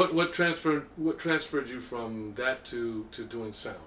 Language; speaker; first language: English; native; English